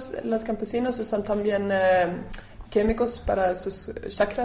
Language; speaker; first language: Spanish; non-native, learner; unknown